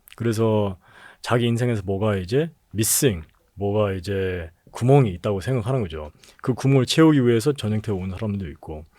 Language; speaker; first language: Korean; early bilingual, heritage; Korean